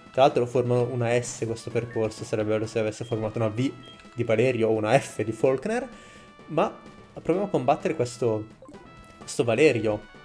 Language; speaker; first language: Italian; native; Italian